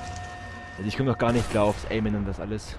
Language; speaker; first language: German; native; German